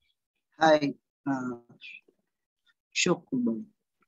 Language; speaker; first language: Japanese; non-native, learner; Filipino